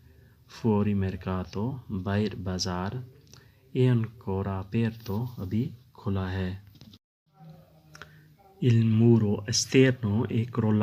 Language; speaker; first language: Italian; non-native, learner; Urdu